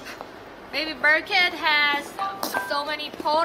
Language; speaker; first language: English; non-native, learner; Korean